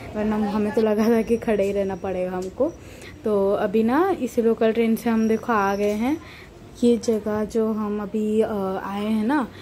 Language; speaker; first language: Hindi; non-native, local second language; Bangla